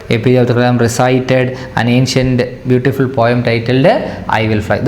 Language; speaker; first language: English; non-native, local second language; Malayalam